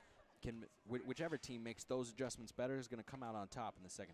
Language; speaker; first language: English; native; English